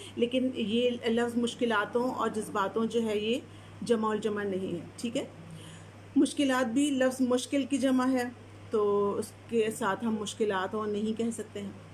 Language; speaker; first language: Urdu; native; Urdu